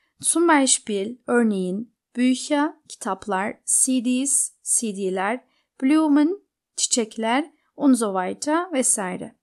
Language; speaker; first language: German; non-native, fluent; Turkish